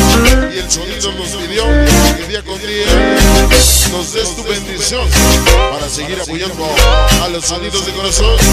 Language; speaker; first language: Spanish; native; Spanish